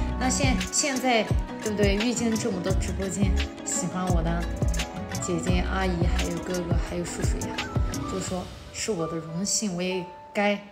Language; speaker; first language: Chinese; non-native, local second language; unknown